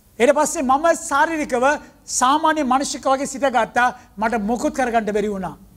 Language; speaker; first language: Sinhala; non-native, local second language; Tamil